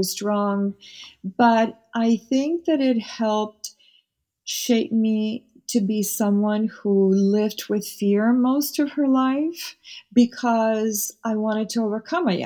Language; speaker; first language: English; early bilingual, other home language; Spanish